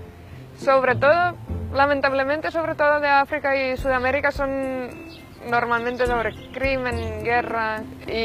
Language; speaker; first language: Spanish; non-native, fluent; Finnish